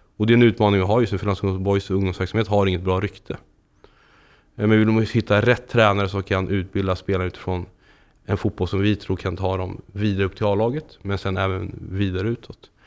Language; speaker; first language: Swedish; native; Swedish